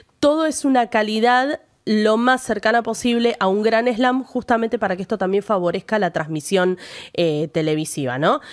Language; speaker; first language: Spanish; native; Spanish